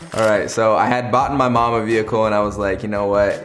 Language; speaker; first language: English; native; English